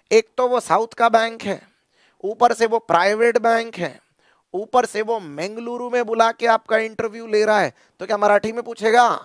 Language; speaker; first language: Hindi; non-native, local second language; Marathi